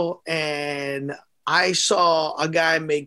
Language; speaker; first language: English; native; English